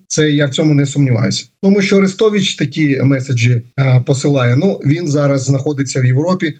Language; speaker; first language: Ukrainian; native; Ukrainian